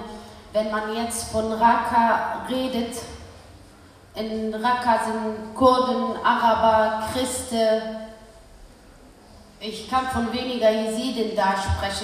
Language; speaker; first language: German; early bilingual, other home language; Kurdish